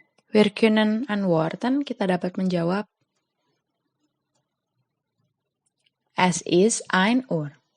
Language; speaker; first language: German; non-native, fluent; Indonesian